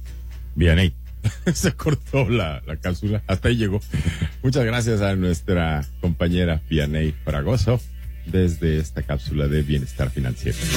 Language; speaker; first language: Spanish; native; Spanish